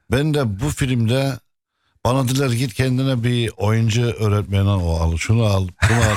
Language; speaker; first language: Turkish; non-native, fluent; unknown